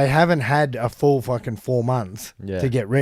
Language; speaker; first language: English; native; English